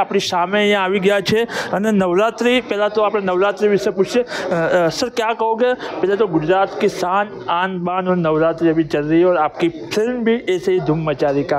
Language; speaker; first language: Hindi; non-native, local second language; Gujarati